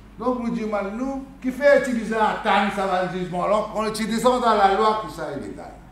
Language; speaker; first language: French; non-native, local second language; Morisyen